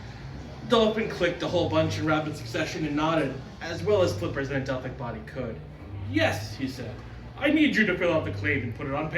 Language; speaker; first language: English; native; English